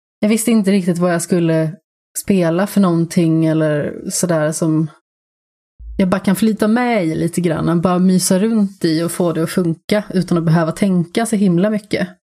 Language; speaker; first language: Swedish; native; Swedish